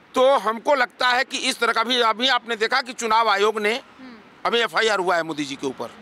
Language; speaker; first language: Hindi; native; Hindi